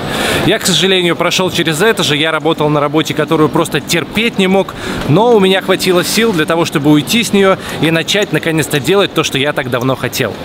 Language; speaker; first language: Russian; native; Russian